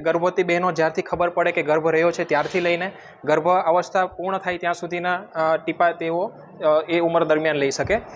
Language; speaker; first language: Gujarati; native; Gujarati